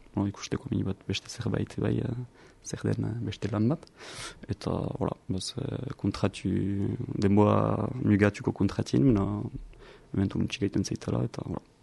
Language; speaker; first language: Basque; native; Basque